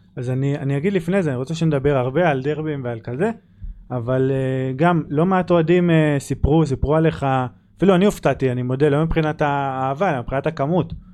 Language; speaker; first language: Hebrew; native; Hebrew